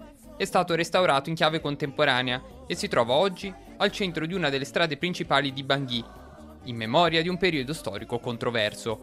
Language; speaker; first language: Italian; native; Italian